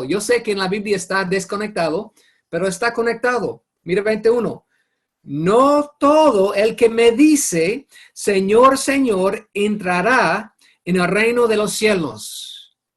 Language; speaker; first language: Spanish; non-native, fluent; English